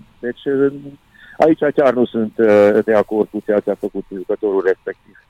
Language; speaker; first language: Romanian; non-native, local second language; Hungarian